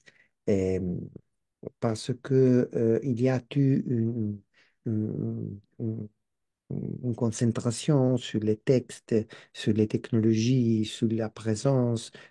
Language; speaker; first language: French; non-native, learner; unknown